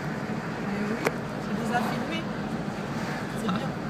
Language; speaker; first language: French; native; French